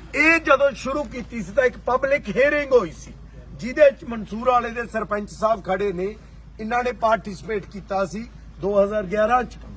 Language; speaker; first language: Punjabi; native; Punjabi